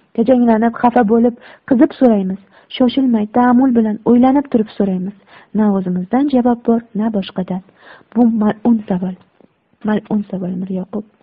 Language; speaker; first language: Uzbek; native; Uzbek